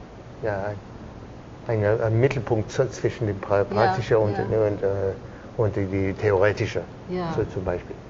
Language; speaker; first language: German; non-native, learner; English